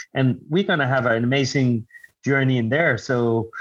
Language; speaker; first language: English; non-native, fluent; Danish